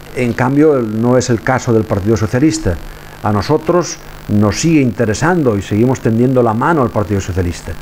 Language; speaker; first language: Spanish; non-native, local second language; Catalan